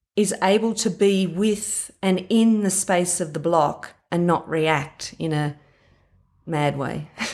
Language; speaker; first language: English; native; English